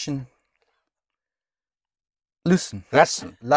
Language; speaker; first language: German; non-native, learner; English